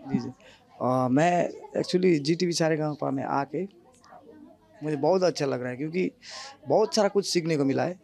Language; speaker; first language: Hindi; non-native, local second language; Nepali